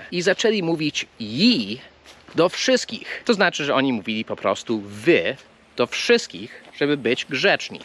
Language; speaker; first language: Polish; non-native, fluent; English